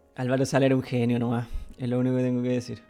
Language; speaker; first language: Spanish; native; Spanish